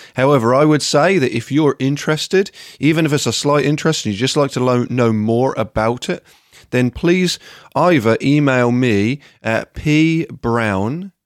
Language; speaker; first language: English; native; English